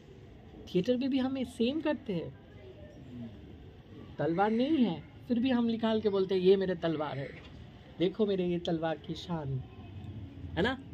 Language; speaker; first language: Hindi; non-native, local second language; Bangla